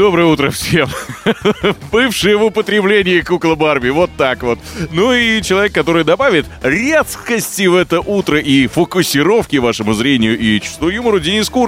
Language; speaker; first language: Russian; native; Russian